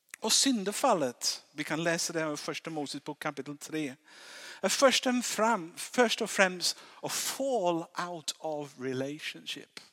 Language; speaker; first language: Swedish; non-native, fluent; English